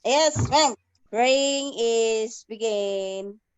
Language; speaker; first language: English; non-native, learner; Indonesian